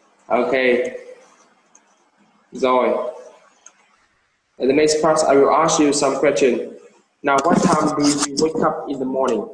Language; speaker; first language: English; non-native, learner; Vietnamese